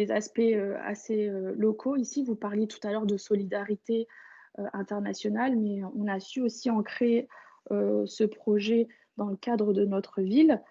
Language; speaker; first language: French; native; French